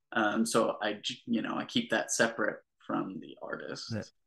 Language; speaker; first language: English; native; English